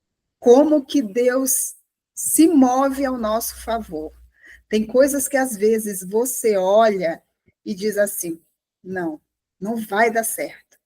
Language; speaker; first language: Portuguese; native; Portuguese